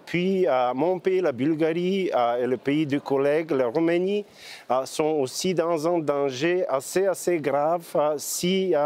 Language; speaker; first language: French; non-native, fluent; Bulgarian